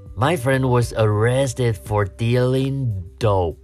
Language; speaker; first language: English; non-native, fluent; Chinese